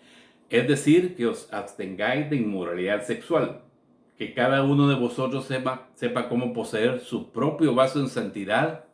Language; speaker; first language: Spanish; native; Spanish